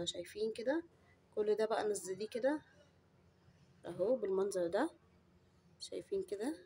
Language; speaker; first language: Arabic; native; Arabic